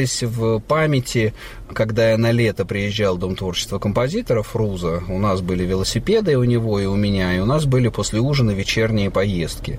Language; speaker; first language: Russian; native; Russian